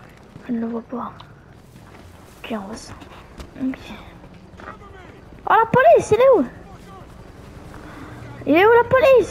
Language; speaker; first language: French; native; French